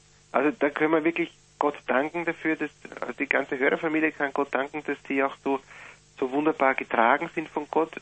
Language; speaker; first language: German; native; German